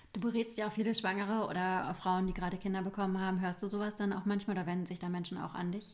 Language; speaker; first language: German; native; German